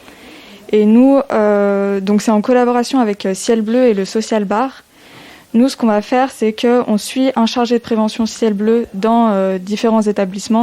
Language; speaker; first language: French; native; French